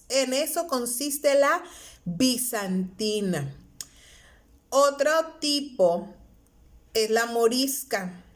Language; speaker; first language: Spanish; native; Spanish